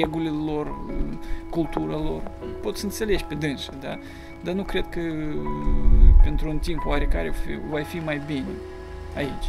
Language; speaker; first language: Romanian; non-native, local second language; Russian